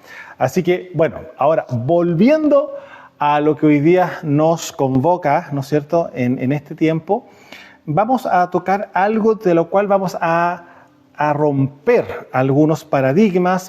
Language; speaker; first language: Spanish; native; Spanish